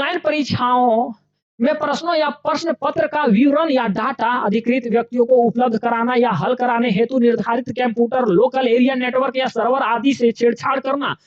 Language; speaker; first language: Hindi; native; Hindi